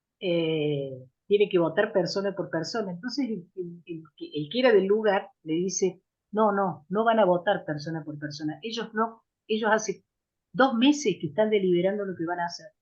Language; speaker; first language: Spanish; native; Spanish